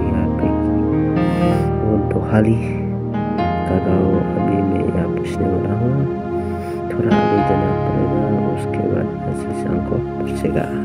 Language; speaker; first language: Hindi; non-native, local second language; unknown